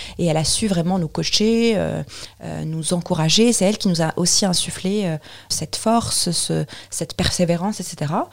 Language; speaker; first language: French; non-native, local second language; Arabic